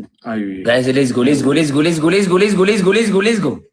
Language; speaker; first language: English; non-native, learner; Amharic